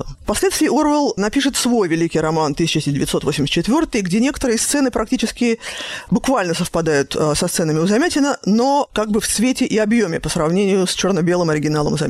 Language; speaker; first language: Russian; native; Russian